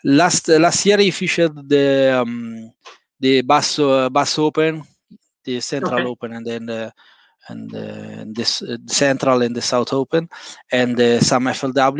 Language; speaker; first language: English; non-native, fluent; Italian